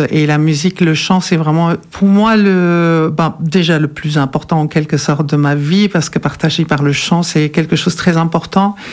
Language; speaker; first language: French; non-native, fluent; German